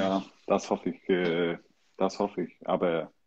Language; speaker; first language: German; non-native, learner; Icelandic